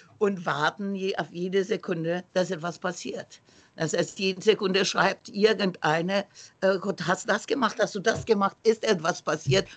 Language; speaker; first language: German; non-native, fluent; Romanian